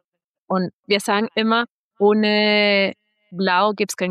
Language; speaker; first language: German; non-native, fluent; Spanish